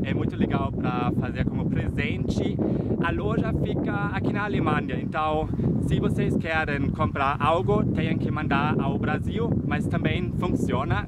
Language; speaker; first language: Portuguese; non-native, fluent; German